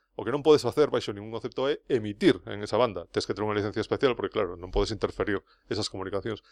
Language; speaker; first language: Galician; non-native, local second language; Spanish